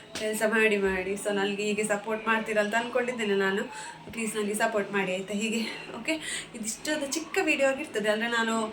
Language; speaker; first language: Kannada; non-native, local second language; Tulu